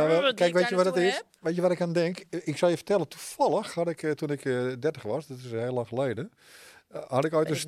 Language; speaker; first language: Dutch; native; Dutch